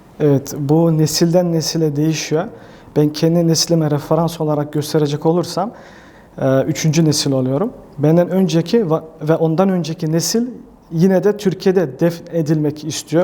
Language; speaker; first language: Turkish; early bilingual, heritage; Turkish